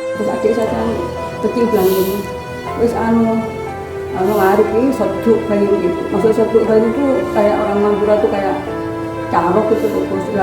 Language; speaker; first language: Indonesian; non-native, local second language; Madurese